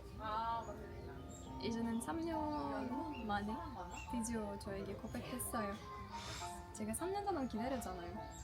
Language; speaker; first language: Korean; non-native, learner; Russian